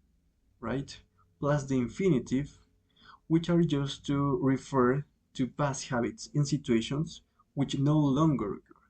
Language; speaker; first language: English; non-native, fluent; Spanish